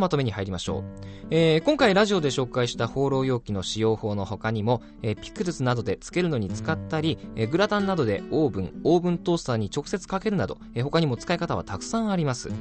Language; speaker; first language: Japanese; native; Japanese